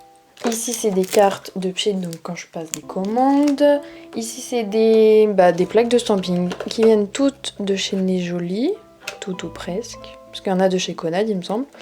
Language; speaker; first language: French; native; French